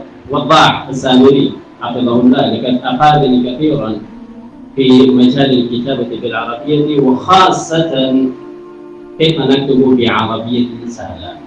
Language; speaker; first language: Arabic; non-native, fluent; Urdu